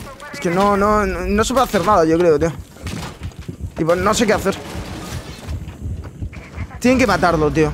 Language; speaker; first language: Spanish; native; Spanish